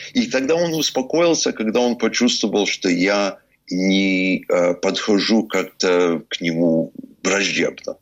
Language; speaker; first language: Russian; early bilingual, heritage; English